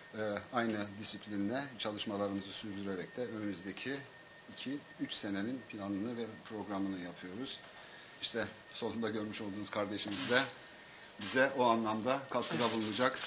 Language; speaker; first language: Turkish; native; Turkish